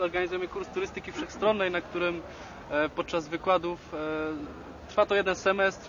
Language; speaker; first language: Polish; native; Polish